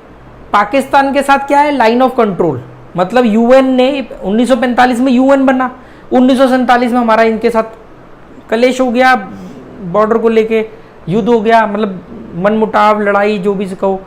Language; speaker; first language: Hindi; native; Hindi